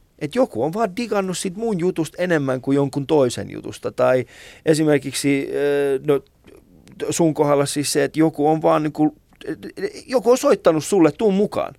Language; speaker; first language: Finnish; early bilingual, other home language; Persian